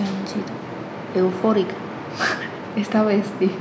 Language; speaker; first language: Spanish; non-native, fluent; Chinese